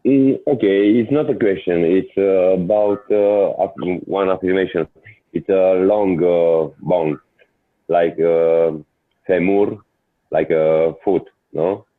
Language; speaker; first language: English; non-native, learner; Italian